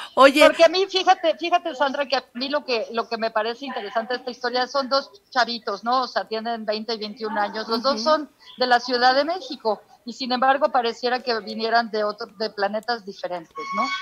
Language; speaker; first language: Spanish; native; Spanish